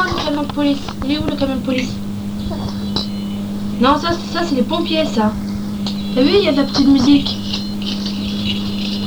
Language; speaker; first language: French; native; French